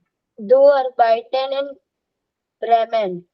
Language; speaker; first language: German; non-native, learner; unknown